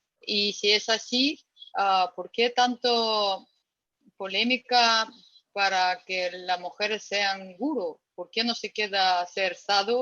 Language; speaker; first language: Spanish; non-native, learner; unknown